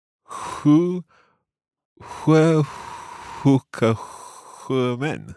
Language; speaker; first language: Swedish; non-native, learner; English